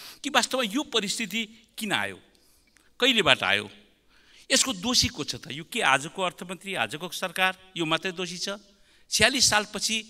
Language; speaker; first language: Nepali; native; Nepali